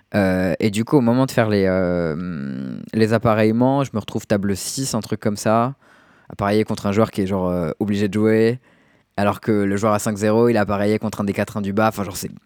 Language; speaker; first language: French; native; French